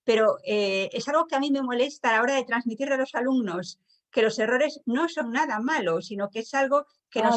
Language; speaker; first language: Spanish; native; Spanish